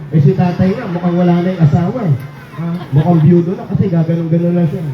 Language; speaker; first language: Filipino; native; Filipino